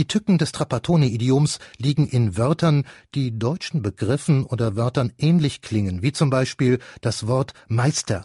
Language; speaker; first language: German; native; German